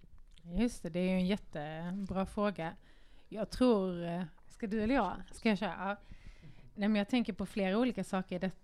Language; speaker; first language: Swedish; native; Swedish